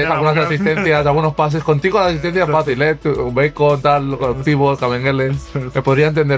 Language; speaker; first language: Spanish; native; Spanish